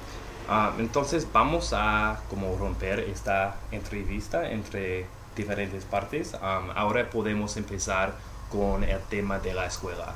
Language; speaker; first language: Spanish; non-native, learner; English